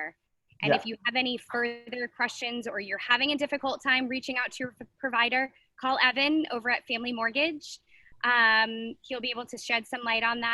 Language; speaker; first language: English; native; English